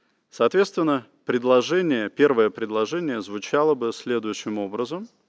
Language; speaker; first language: Russian; native; Russian